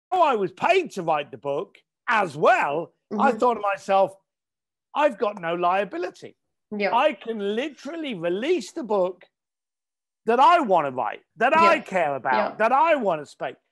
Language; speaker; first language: English; native; English